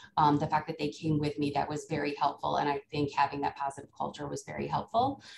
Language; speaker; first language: English; native; English